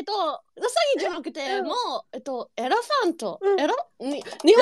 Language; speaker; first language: Japanese; non-native, learner; English